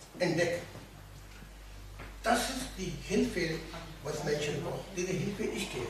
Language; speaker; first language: German; non-native, learner; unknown